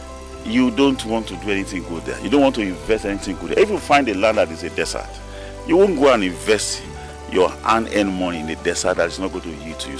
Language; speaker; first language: English; non-native, local second language; Yoruba